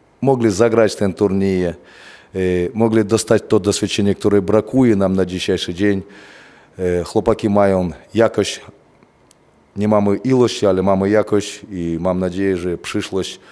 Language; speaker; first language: Polish; non-native, fluent; Russian